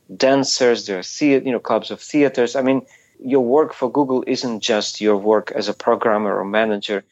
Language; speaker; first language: English; non-native, fluent; Ukrainian